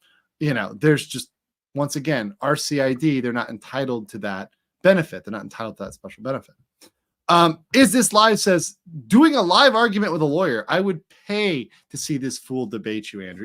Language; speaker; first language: English; native; English